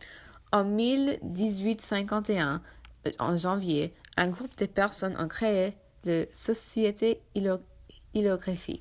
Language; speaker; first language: French; non-native, learner; English